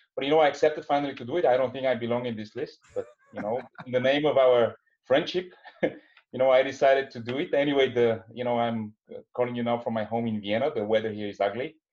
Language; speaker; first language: English; non-native, fluent; Bulgarian